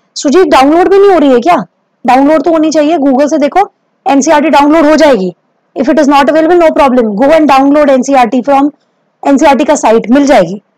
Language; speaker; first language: Hindi; native; Hindi